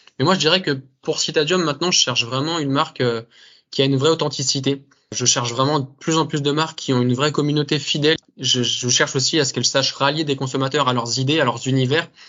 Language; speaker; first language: French; native; French